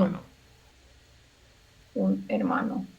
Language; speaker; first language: Spanish; non-native, learner; Russian